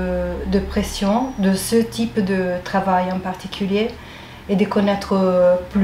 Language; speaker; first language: French; non-native, fluent; Italian